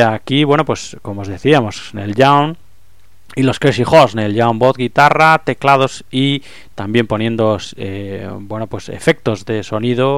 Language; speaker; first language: Spanish; native; Spanish